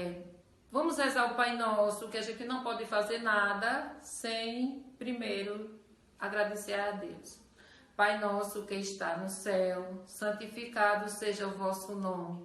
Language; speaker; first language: Portuguese; native; Portuguese